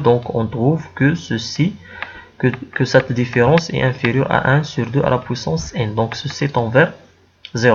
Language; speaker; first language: French; non-native, local second language; Arabic